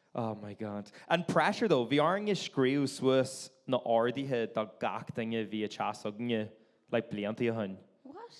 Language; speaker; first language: Irish; non-native, local second language; English